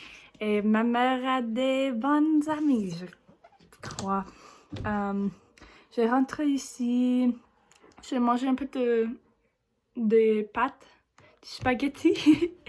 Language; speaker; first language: French; non-native, learner; English